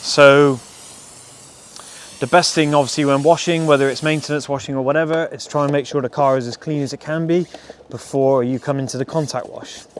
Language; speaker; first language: English; native; English